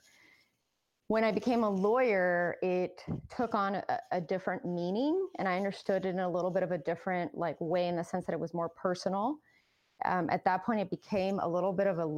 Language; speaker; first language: English; early bilingual, other home language; Spanish